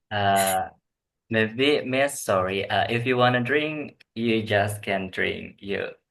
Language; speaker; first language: English; non-native, learner; Indonesian